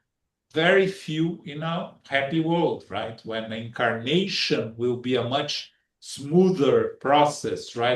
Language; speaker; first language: English; non-native, fluent; Portuguese